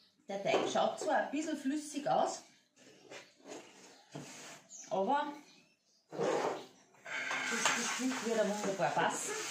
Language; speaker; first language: German; native; German